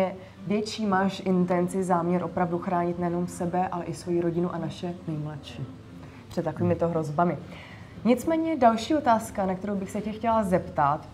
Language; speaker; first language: Czech; native; Czech